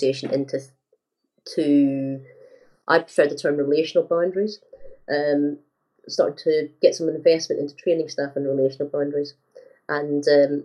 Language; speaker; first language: English; native; English